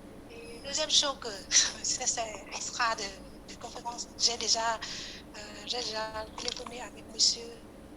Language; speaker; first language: French; non-native, learner; Vietnamese